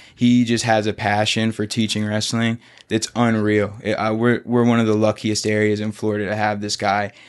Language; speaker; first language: English; native; English